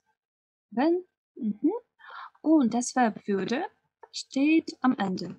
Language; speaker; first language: German; non-native, fluent; Russian